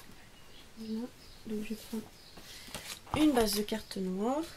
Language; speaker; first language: French; native; French